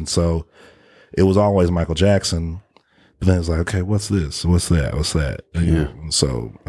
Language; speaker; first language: English; native; English